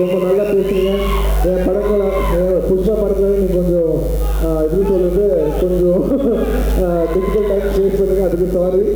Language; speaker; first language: Tamil; non-native, local second language; Telugu